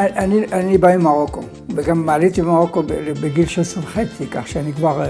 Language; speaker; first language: Hebrew; non-native, fluent; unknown